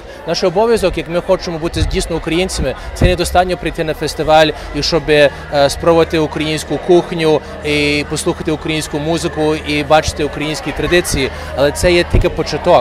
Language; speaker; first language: Ukrainian; early bilingual, heritage; Ukrainian